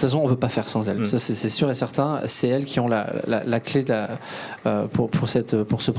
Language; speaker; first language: French; native; French